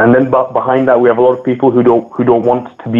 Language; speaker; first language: English; native; English